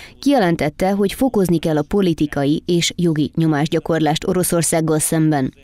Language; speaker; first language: Hungarian; native; Hungarian